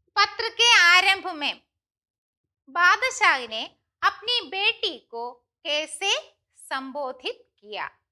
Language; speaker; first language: Hindi; non-native, local second language; Malayalam